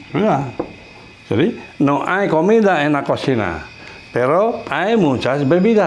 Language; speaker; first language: Spanish; non-native, fluent; Indonesian